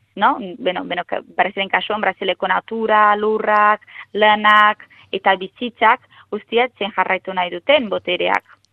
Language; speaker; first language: Basque; non-native, fluent; Portuguese